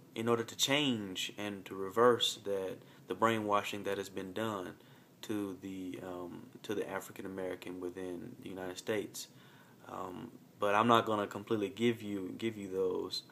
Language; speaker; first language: English; native; English